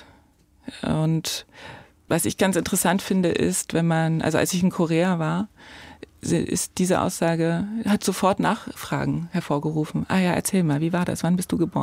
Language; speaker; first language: German; native; German